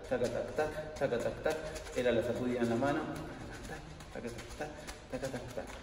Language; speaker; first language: Spanish; native; Spanish